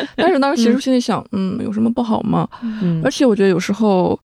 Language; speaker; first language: Chinese; native; Chinese